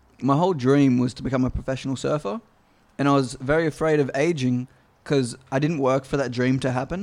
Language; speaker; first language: English; native; English